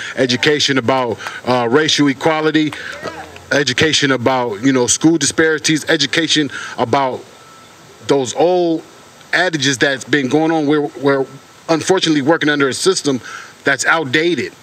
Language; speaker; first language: English; native; English